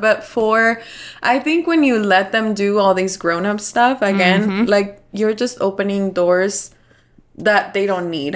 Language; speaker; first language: English; early bilingual, other home language; Spanish